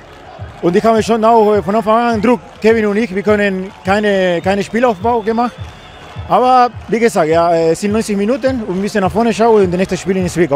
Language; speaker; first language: German; non-native, fluent; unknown